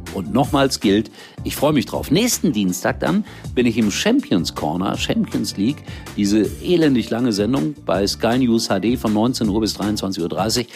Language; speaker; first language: German; native; German